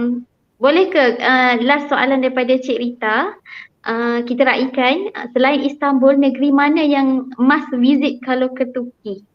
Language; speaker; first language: Malay; native; Malay